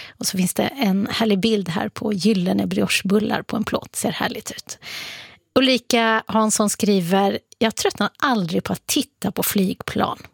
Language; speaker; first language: Swedish; native; Swedish